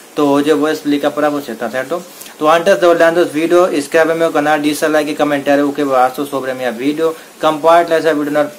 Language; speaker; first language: Spanish; non-native, learner; Hindi